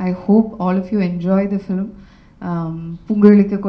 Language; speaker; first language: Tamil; non-native, local second language; Malayalam